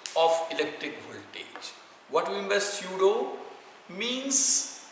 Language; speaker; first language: English; non-native, local second language; Marathi